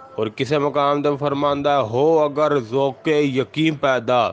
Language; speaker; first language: Urdu; non-native, local second language; Punjabi